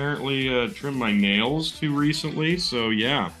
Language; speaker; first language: English; native; English